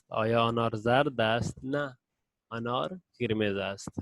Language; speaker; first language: Persian; non-native, fluent; Urdu